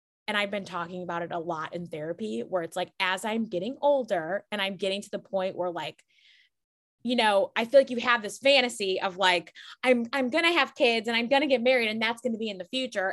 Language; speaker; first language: English; native; English